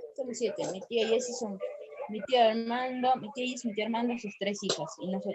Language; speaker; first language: Spanish; native; Spanish